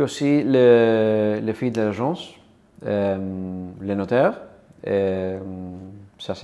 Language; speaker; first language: French; non-native, learner; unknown